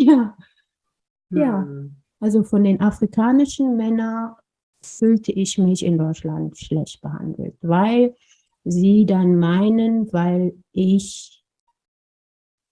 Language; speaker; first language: German; non-native, fluent; Amharic